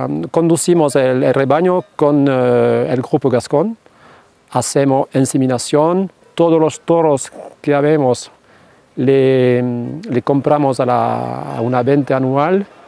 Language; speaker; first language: Spanish; non-native, fluent; French